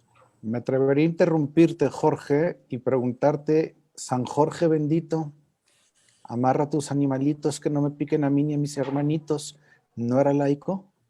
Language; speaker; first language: Spanish; native; Spanish